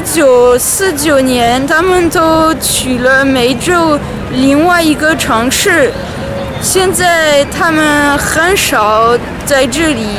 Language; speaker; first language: Chinese; non-native, fluent; French